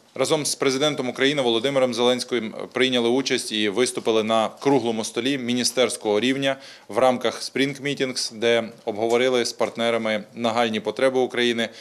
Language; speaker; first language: Ukrainian; native; Ukrainian